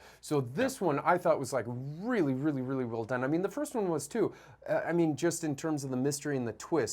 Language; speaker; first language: English; native; English